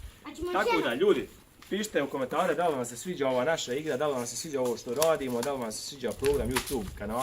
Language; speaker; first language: Bosnian; native; Bosnian